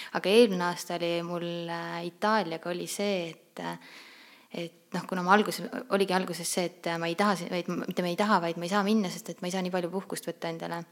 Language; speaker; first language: Estonian; native; Estonian